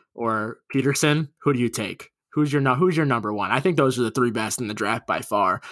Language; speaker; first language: English; native; English